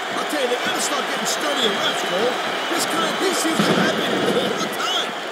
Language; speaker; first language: English; native; English